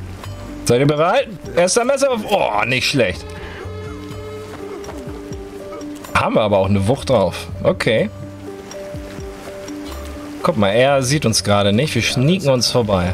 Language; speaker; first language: German; native; German